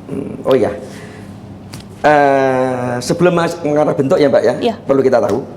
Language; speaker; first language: Indonesian; native; Indonesian